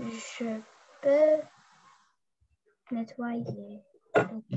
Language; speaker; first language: French; non-native, learner; Russian